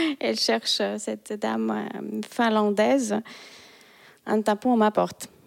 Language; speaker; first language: French; non-native, fluent; Russian